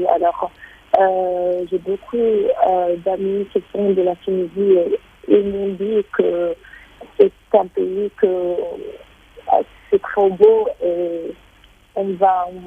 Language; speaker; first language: French; non-native, fluent; Arabic